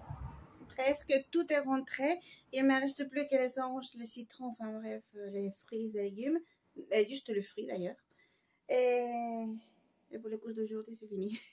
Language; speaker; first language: French; non-native, fluent; Spanish